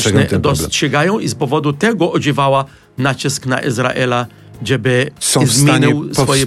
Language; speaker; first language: Polish; non-native, fluent; Arabic